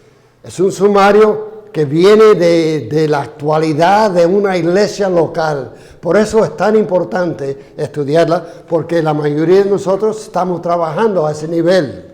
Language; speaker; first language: Spanish; non-native, fluent; English